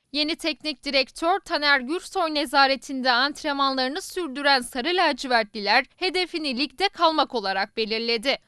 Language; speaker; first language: Turkish; native; Turkish